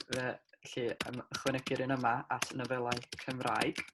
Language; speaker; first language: Welsh; native; Welsh